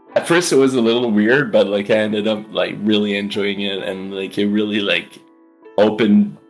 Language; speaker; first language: English; native; English